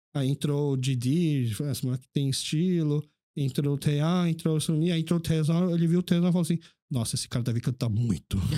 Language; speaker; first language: Portuguese; early bilingual, other home language; Korean